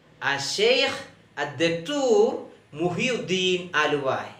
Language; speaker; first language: Arabic; non-native, fluent; Malayalam